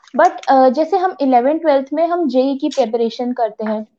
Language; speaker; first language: Hindi; native; Hindi